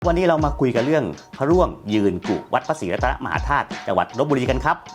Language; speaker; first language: Thai; native; Thai